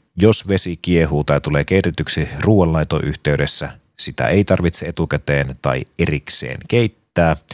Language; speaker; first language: Finnish; native; Finnish